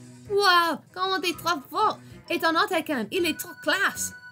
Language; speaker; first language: French; non-native, fluent; English